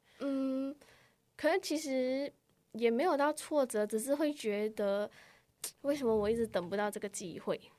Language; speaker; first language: Chinese; native; Chinese